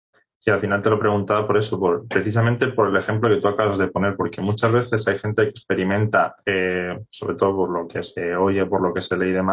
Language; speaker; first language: Spanish; native; Spanish